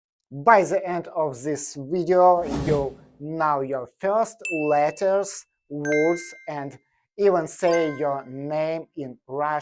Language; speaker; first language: English; non-native, fluent; Russian